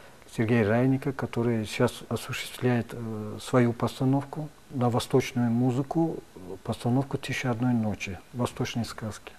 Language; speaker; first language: Russian; non-native, local second language; Tajik